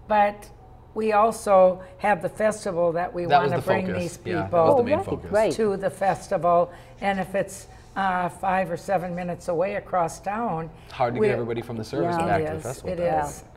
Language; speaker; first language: English; native; English